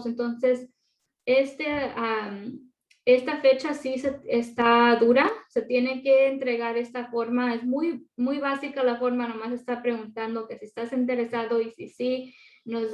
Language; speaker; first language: Spanish; early bilingual, other home language; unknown